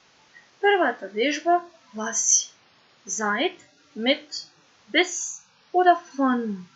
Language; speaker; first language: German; non-native, fluent; Macedonian